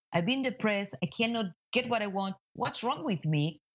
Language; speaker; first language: English; non-native, fluent; Spanish